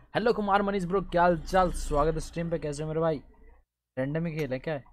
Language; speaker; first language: Hindi; native; Hindi